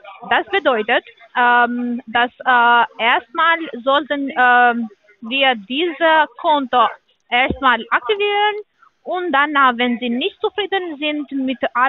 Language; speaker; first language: German; non-native, learner; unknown